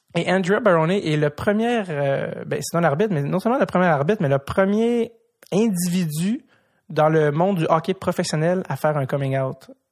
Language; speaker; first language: French; native; French